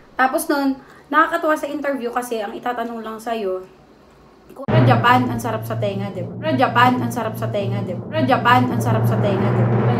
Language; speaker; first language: Filipino; native; Filipino